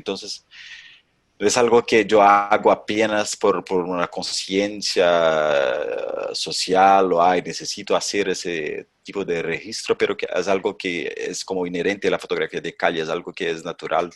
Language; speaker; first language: Spanish; non-native, fluent; Portuguese